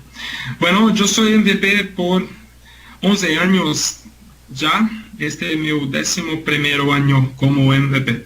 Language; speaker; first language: Spanish; non-native, learner; Portuguese